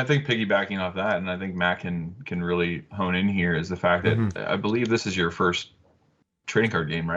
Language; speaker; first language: English; native; English